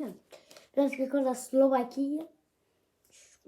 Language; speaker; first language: French; native; French